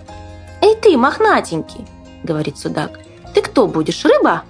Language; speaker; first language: Russian; native; Russian